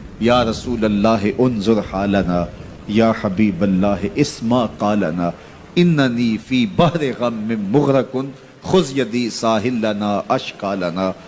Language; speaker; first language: Urdu; non-native, local second language; Punjabi